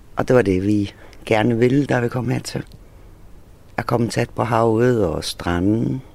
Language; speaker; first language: Danish; non-native, local second language; Faroese